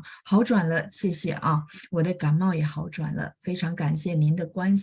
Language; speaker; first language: Chinese; non-native, fluent; Indonesian